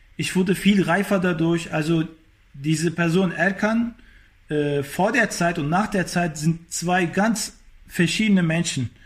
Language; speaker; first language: German; early bilingual, other home language; Turkish